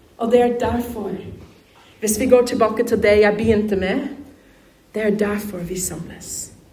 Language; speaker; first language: Norwegian; non-native, fluent; English